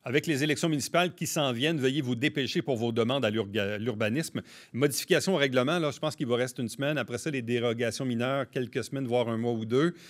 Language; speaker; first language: French; native; French